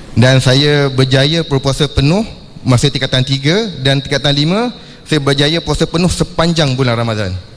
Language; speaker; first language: Malay; non-native, local second language; Chinese